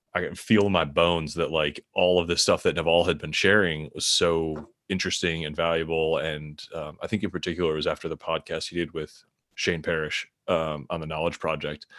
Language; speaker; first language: English; native; English